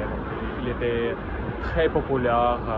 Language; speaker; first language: French; non-native, learner; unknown